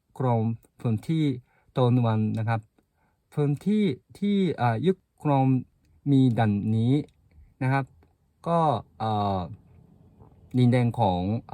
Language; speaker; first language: Thai; non-native, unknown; Japanese